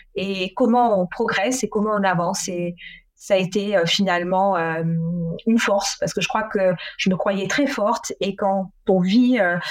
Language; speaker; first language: French; native; French